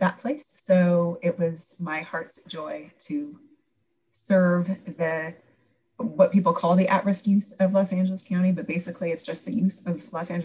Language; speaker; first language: English; native; English